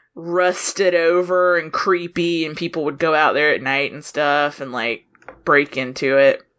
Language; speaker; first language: English; native; English